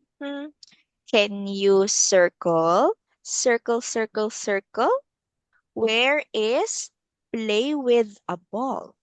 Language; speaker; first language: English; non-native, local second language; Filipino